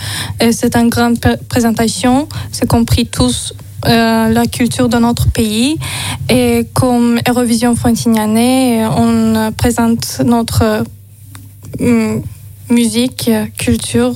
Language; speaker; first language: French; non-native, learner; Azerbaijani